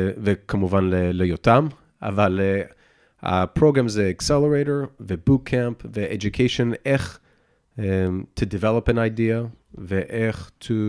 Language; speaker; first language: Hebrew; native; Hebrew